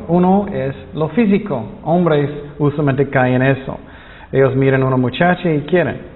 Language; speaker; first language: Spanish; non-native, fluent; English